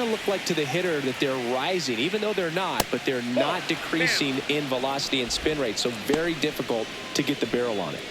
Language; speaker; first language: English; native; English